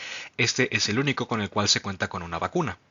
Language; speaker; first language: Spanish; native; Spanish